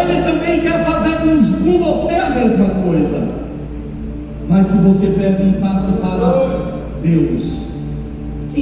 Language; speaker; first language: Portuguese; native; Portuguese